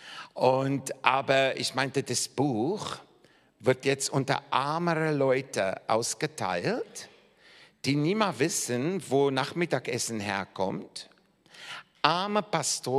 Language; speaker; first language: German; non-native, fluent; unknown